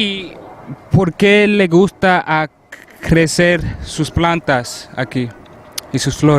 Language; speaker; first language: Spanish; early bilingual, heritage; Spanish